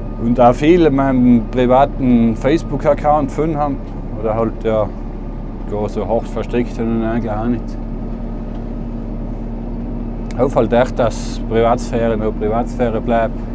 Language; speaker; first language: German; native; German